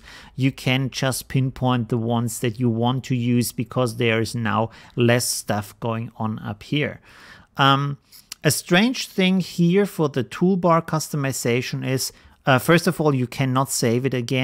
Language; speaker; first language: English; non-native, fluent; German